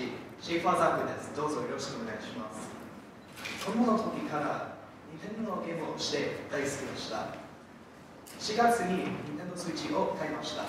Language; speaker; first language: Japanese; non-native, learner; English